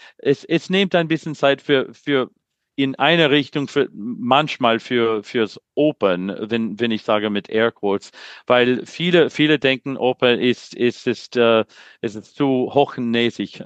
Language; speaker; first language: German; non-native, learner; English